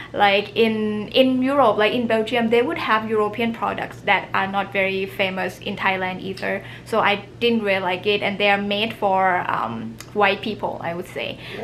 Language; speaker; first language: English; non-native, fluent; Thai